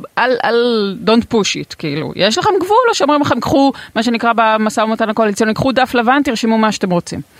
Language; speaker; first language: Hebrew; native; Hebrew